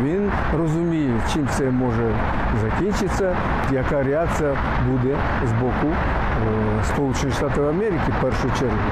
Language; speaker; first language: Ukrainian; non-native, fluent; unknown